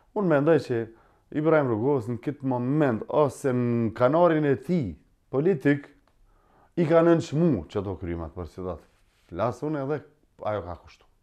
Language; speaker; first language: Albanian; native; Albanian